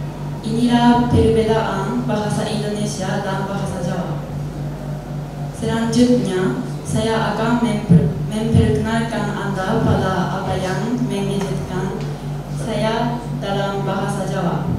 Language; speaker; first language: Indonesian; non-native, learner; Japanese